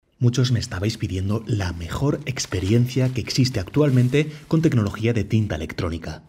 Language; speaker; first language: Spanish; native; Spanish